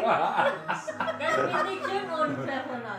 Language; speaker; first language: German; non-native, learner; Filipino